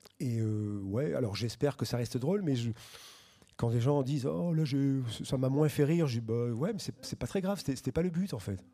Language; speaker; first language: French; native; French